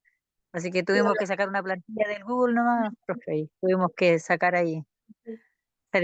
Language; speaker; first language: Spanish; native; Spanish